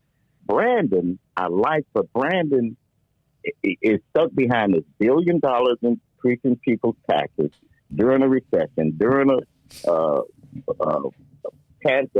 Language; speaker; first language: English; native; English